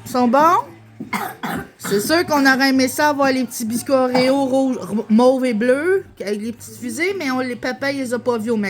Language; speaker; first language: French; native; French